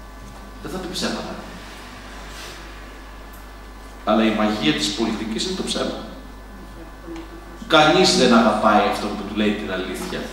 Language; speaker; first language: Greek; native; Greek